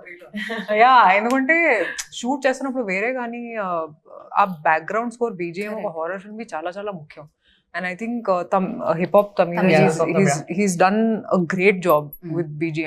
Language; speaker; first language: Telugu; non-native, fluent; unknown